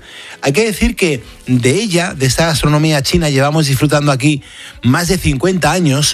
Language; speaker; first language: Spanish; native; Spanish